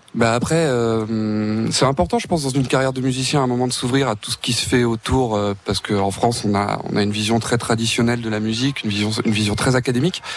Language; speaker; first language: French; native; French